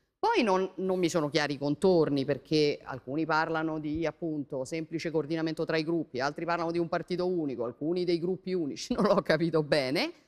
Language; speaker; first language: Italian; native; Italian